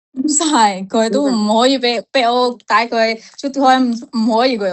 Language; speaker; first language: Cantonese; non-native, learner; Indonesian